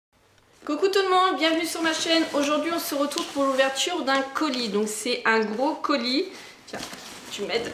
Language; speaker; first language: French; native; French